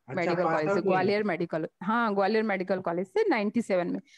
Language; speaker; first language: Hindi; native; Hindi